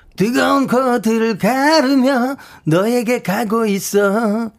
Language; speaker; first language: Korean; native; Korean